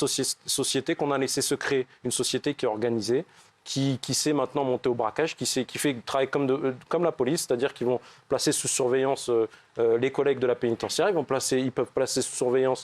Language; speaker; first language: French; native; French